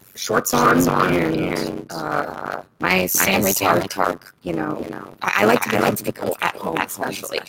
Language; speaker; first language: English; native; English